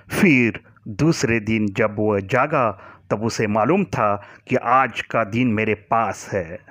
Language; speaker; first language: Hindi; non-native, local second language; Marathi